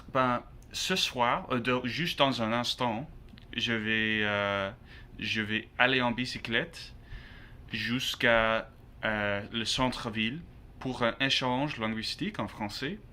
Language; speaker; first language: French; non-native, learner; English